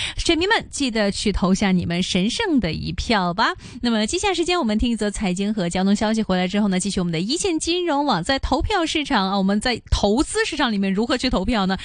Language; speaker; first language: Chinese; non-native, local second language; Cantonese